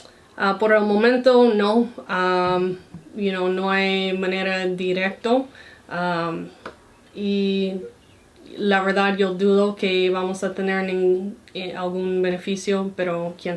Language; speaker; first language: Spanish; non-native, fluent; English